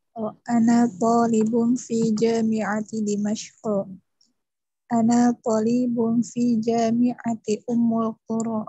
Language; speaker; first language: Arabic; non-native, learner; Indonesian